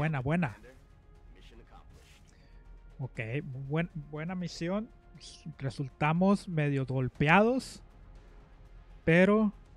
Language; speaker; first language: Spanish; native; Spanish